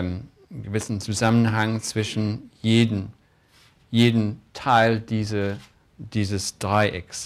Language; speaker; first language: German; non-native, fluent; English